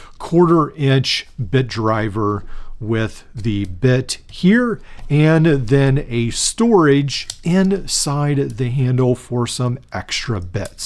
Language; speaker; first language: English; native; English